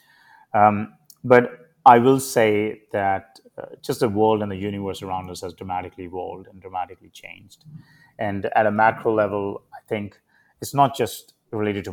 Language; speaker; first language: English; non-native, local second language; Hindi